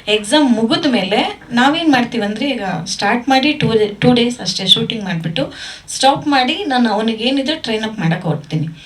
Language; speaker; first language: Kannada; native; Kannada